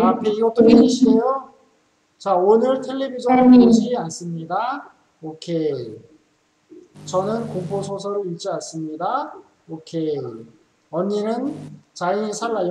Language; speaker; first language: Korean; native; Korean